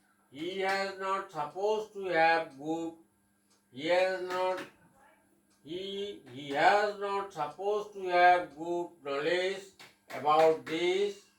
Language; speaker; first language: English; non-native, local second language; Bangla